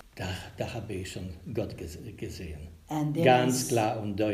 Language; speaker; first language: German; non-native, learner; Polish